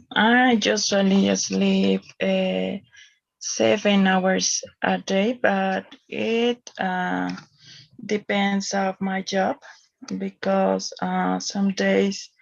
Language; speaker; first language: English; non-native, learner; Spanish